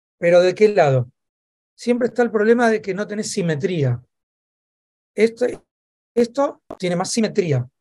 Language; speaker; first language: Spanish; native; Spanish